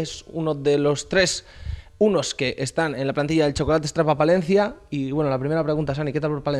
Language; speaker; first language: Spanish; native; Spanish